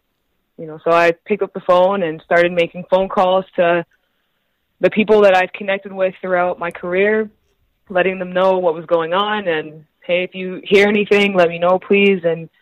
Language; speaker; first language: English; native; English